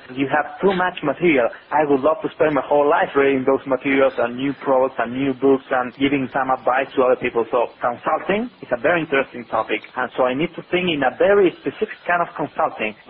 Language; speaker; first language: English; non-native, fluent; Spanish